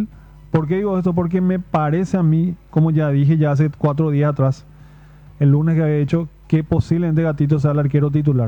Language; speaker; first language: Spanish; native; Spanish